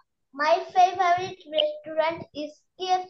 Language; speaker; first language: English; non-native, learner; Bangla